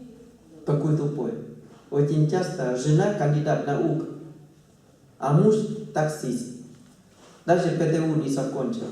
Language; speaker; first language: Russian; non-native, fluent; Thai